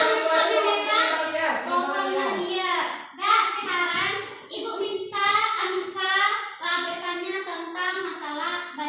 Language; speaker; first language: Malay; non-native, local second language; Minangkabau